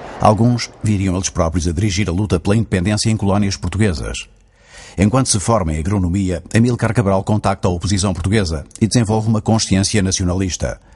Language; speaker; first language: Portuguese; native; Portuguese